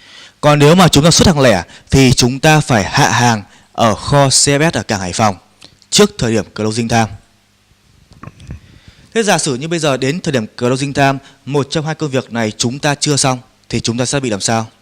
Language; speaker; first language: Vietnamese; native; Vietnamese